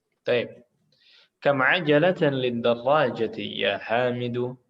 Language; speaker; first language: Arabic; non-native, fluent; Indonesian